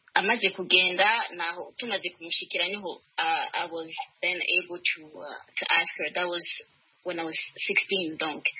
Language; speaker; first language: English; non-native, fluent; Rundi